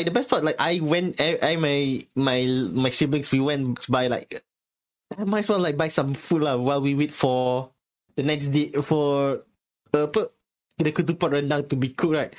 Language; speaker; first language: English; non-native, local second language; Malay